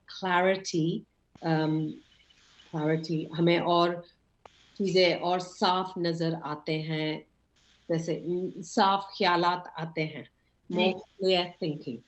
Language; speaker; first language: Hindi; early bilingual, heritage; English